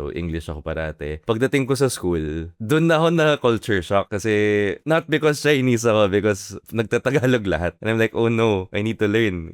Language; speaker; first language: Filipino; native; Filipino